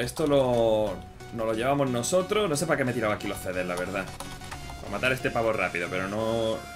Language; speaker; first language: Spanish; native; Spanish